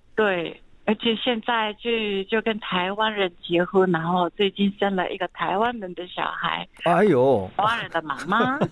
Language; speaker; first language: Chinese; non-native, fluent; Japanese